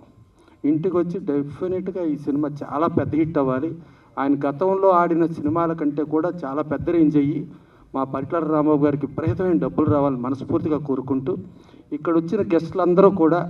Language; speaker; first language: Telugu; native; Telugu